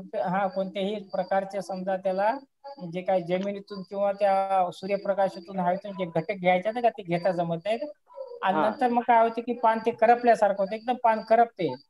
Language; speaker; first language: Marathi; native; Marathi